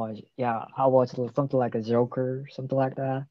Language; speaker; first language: English; non-native, learner; Korean